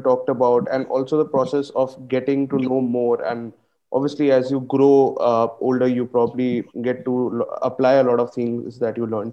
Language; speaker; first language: English; non-native, local second language; Bangla